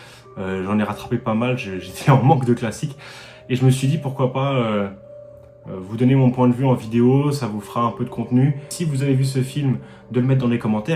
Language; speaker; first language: French; native; French